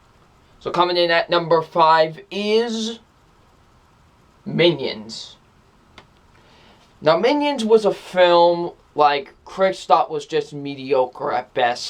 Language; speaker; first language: English; native; English